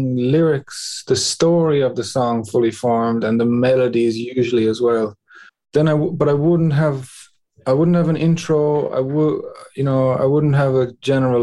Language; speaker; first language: English; native; English